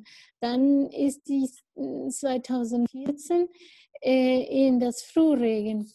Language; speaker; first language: German; non-native, learner; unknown